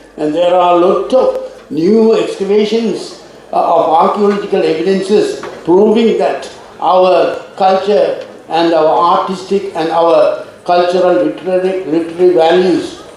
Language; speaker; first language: English; non-native, local second language; Tamil